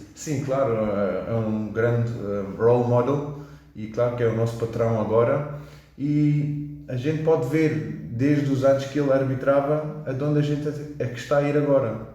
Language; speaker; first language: Portuguese; early bilingual, heritage; English